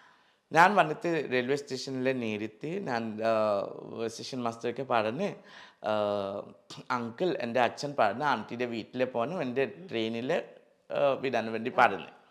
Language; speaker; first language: Malayalam; non-native, learner; Assamese